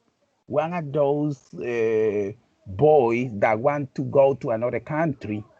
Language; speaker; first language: English; non-native, learner; Spanish